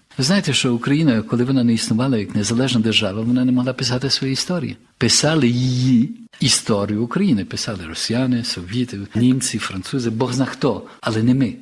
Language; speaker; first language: Ukrainian; early bilingual, heritage; Ukrainian